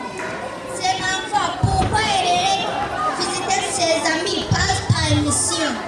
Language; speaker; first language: French; non-native, learner; Kinyarwanda